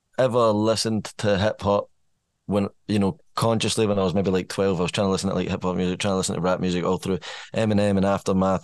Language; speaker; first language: English; native; English